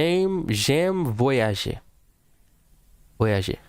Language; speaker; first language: French; non-native, learner; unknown